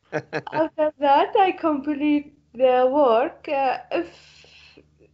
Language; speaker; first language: English; non-native, learner; Arabic